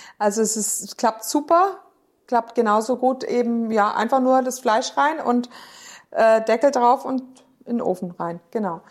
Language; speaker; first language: German; native; German